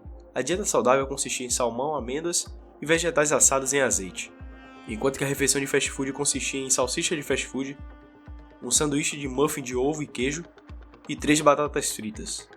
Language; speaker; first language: Portuguese; native; Portuguese